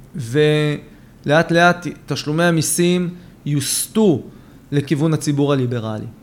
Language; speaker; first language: Hebrew; native; Hebrew